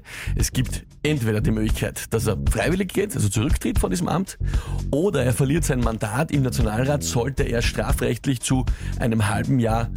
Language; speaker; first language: German; native; German